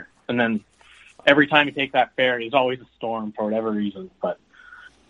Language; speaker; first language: English; native; English